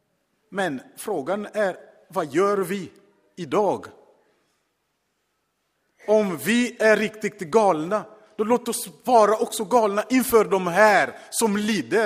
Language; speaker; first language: Swedish; non-native, fluent; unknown